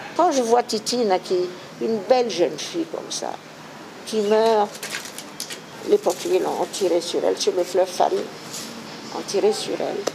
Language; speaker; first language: French; non-native, fluent; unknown